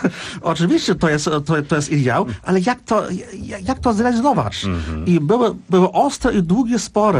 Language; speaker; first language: Polish; non-native, fluent; Czech